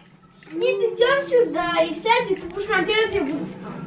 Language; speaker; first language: Russian; early bilingual, heritage; Russian